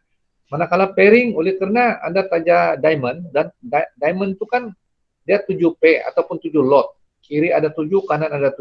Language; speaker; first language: Indonesian; non-native, local second language; Malay